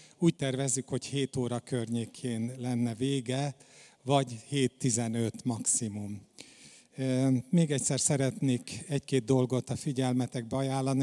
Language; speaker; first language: Hungarian; native; Hungarian